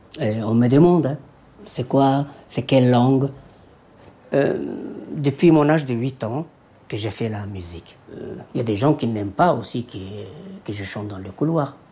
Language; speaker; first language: French; non-native, local second language; Somali